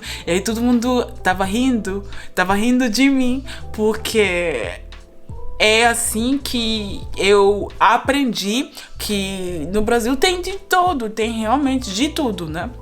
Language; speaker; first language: Portuguese; non-native, fluent; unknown